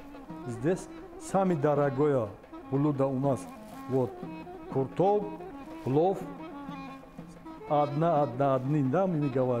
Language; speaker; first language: Russian; non-native, learner; Tajik